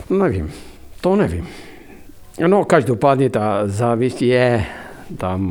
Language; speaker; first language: Czech; non-native, fluent; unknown